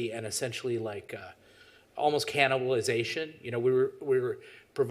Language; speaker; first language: English; native; English